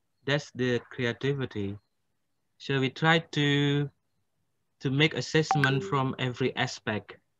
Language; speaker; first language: English; non-native, fluent; Indonesian